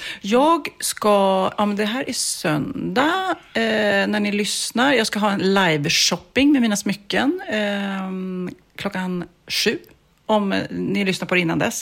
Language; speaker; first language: Swedish; native; Swedish